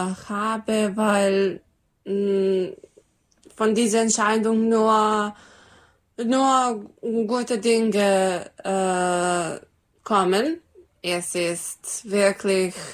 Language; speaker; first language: German; non-native, learner; Serbian